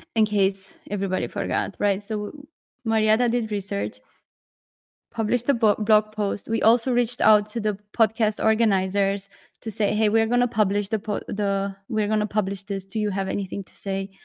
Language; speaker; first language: English; non-native, fluent; Romanian